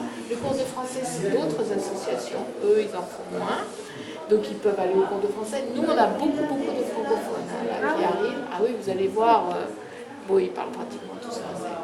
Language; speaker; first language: French; native; French